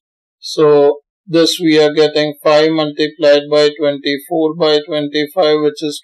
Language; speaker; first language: English; non-native, local second language; Hindi